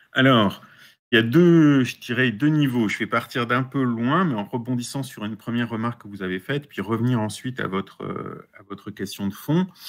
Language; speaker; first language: French; native; French